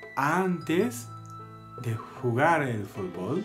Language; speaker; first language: Spanish; non-native, learner; Japanese